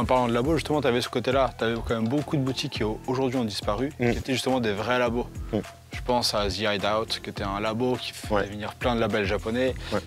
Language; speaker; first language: French; native; French